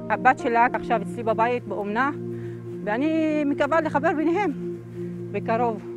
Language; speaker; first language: Hebrew; non-native, local second language; Arabic